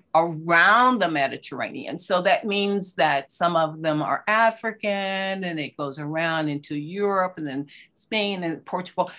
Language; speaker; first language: English; native; English